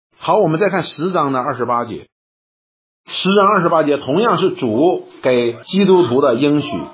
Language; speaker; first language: Chinese; native; Chinese